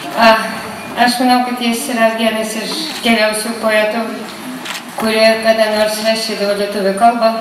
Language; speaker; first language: Lithuanian; non-native, fluent; Russian